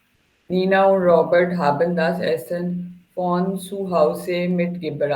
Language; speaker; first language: German; non-native, learner; Hindi